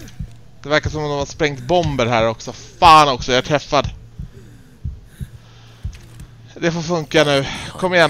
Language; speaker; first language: Swedish; native; Swedish